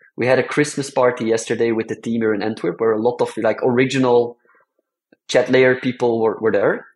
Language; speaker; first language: English; non-native, fluent; Dutch